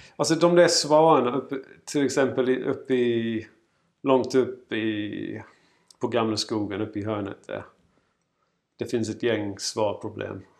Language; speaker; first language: Swedish; non-native, fluent; English